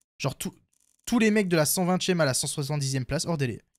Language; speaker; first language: French; native; French